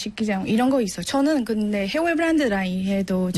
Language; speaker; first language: Korean; non-native, learner; Burmese